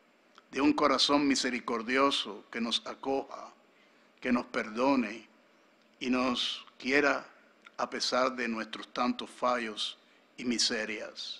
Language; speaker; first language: Spanish; native; Spanish